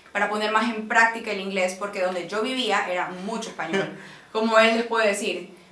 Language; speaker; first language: Spanish; native; Spanish